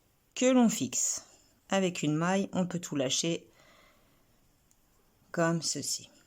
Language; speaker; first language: French; native; French